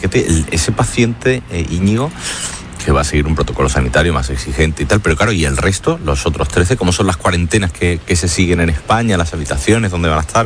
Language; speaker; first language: Spanish; native; Spanish